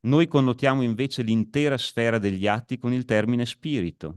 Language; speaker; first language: Italian; native; Italian